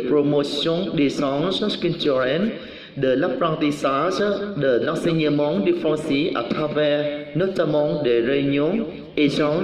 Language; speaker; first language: French; non-native, learner; Vietnamese